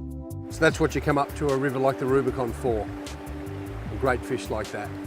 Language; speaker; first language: English; native; English